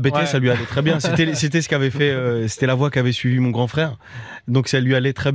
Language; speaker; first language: French; native; French